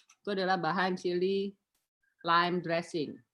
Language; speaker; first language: Indonesian; native; Indonesian